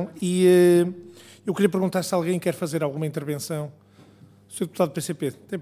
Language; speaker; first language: Portuguese; native; Portuguese